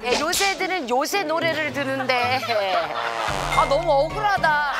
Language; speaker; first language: Korean; early bilingual, heritage; Korean